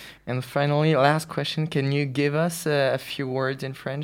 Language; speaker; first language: English; non-native, fluent; French